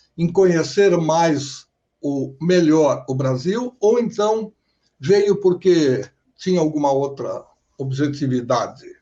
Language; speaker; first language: Portuguese; native; Portuguese